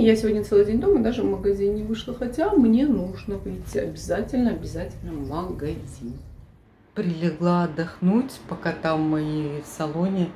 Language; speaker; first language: Russian; native; Russian